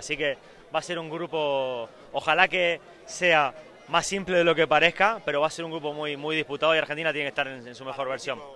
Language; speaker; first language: Spanish; native; Spanish